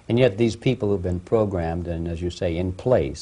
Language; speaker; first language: English; native; English